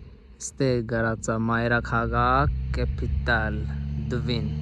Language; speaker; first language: Armenian; non-native, learner; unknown